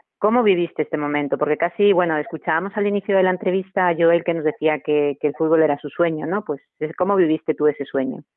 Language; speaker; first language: Spanish; native; Spanish